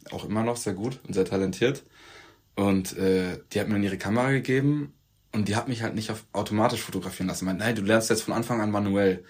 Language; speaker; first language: German; early bilingual, other home language; Turkish